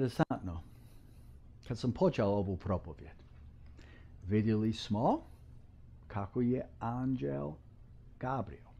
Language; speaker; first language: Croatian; non-native, fluent; English